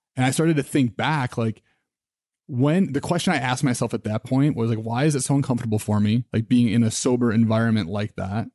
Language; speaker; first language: English; native; English